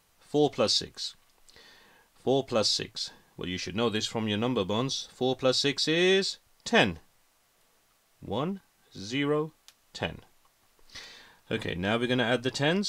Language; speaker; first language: English; native; English